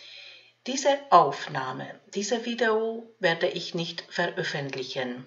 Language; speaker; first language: German; non-native, fluent; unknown